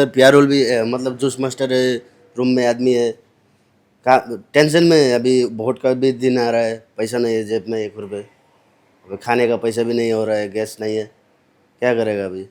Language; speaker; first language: Hindi; non-native, local second language; Bangla